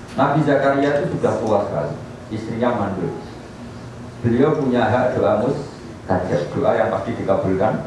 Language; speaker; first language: Malay; non-native, local second language; Javanese